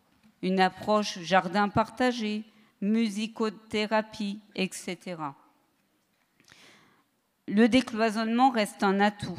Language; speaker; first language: French; native; French